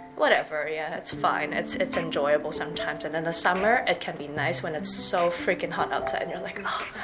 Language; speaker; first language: English; native; English